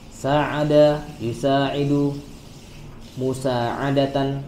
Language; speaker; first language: Arabic; non-native, learner; Indonesian